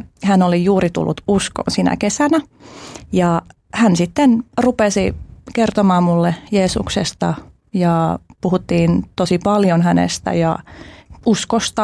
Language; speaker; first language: Finnish; early bilingual, other home language; Albanian